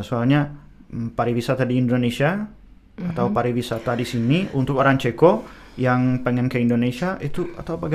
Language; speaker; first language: Indonesian; non-native, fluent; Czech